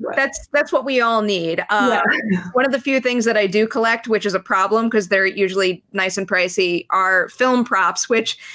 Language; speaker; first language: English; native; English